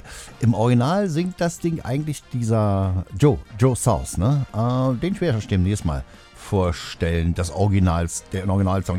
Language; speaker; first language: German; native; German